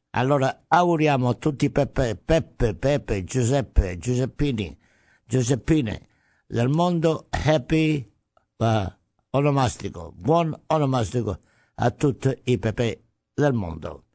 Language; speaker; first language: Italian; native; Italian